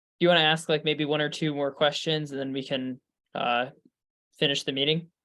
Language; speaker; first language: English; native; English